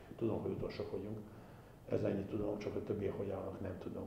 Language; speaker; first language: Hungarian; non-native, fluent; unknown